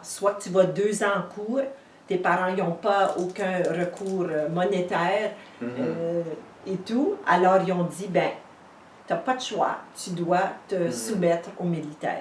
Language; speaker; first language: French; native; French